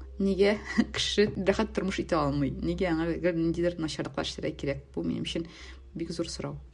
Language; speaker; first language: Tatar; native; Tatar